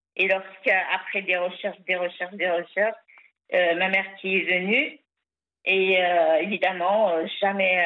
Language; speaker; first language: French; non-native, local second language; Kabyle